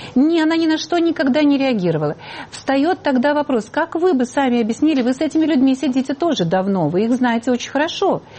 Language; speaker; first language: Russian; native; Russian